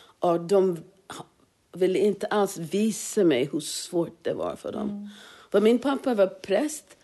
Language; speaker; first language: Swedish; non-native, fluent; English